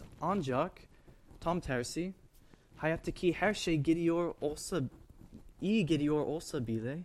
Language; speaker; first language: Turkish; non-native, fluent; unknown